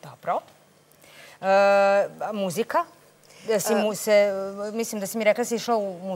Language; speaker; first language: Serbian; native; Serbian